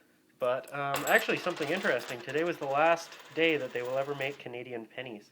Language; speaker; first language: English; native; English